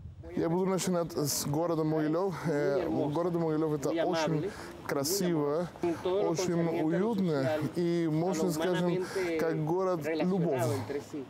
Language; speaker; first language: Russian; non-native, fluent; Spanish